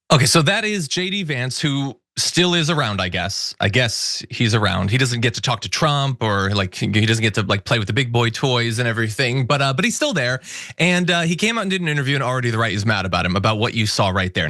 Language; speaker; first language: English; native; English